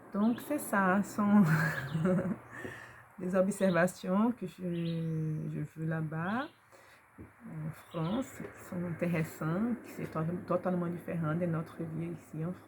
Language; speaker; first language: French; non-native, learner; Portuguese